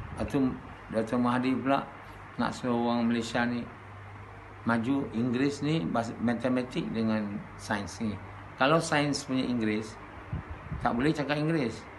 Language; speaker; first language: Malay; native; Malay